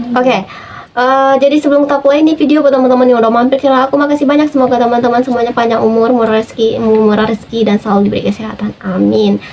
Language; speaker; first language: Indonesian; native; Indonesian